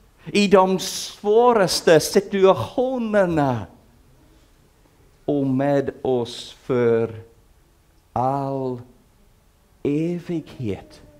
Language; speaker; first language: Swedish; non-native, fluent; English